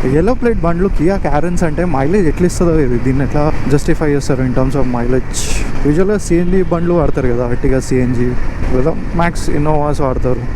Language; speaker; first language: Telugu; non-native, local second language; Hindi